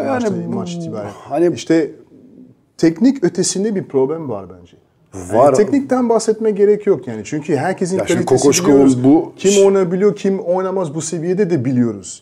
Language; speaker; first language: Turkish; non-native, fluent; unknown